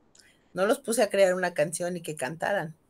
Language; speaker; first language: Spanish; native; Spanish